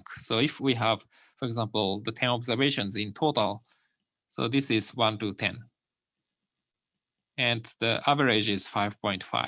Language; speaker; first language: English; non-native, fluent; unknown